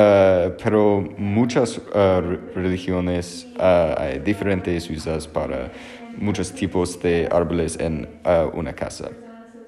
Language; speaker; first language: Spanish; non-native, learner; English